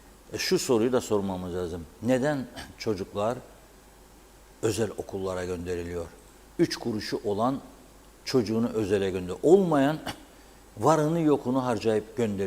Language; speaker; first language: Turkish; native; Turkish